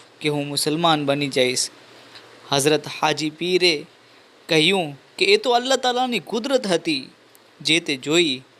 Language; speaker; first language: Gujarati; non-native, local second language; Sindhi